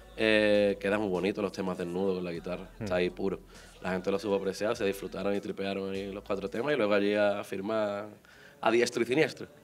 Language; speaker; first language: Spanish; native; Spanish